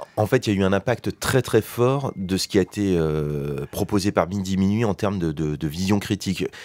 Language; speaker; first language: French; native; French